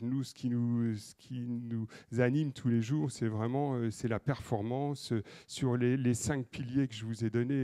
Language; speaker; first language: French; native; French